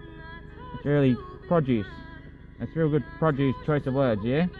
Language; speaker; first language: English; native; English